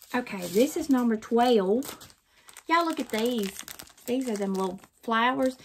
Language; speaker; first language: English; native; English